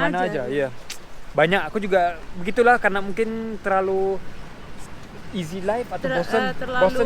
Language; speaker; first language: Indonesian; early bilingual, heritage; Indonesian